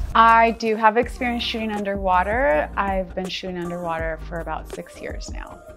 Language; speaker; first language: English; native; English